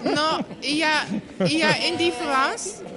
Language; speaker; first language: French; non-native, learner; Dutch